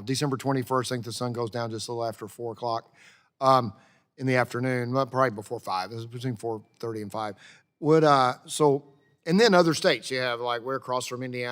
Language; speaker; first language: English; native; English